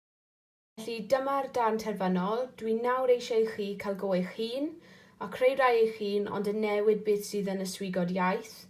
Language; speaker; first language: Welsh; non-native, local second language; English